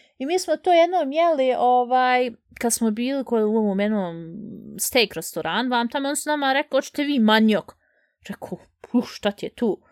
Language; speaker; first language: Bosnian; early bilingual, heritage; Bosnian